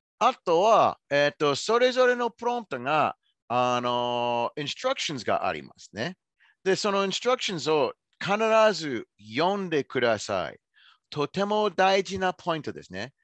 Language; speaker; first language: Japanese; non-native, fluent; English